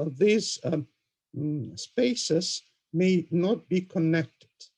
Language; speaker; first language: English; non-native, fluent; Russian